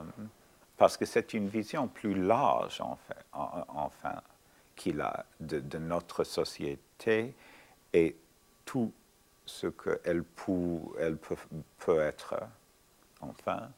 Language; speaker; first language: French; non-native, fluent; English